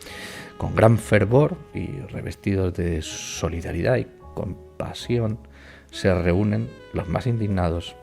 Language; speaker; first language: Spanish; native; Spanish